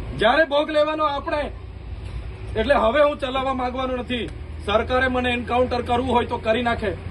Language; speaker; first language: Gujarati; non-native, local second language; Vasavi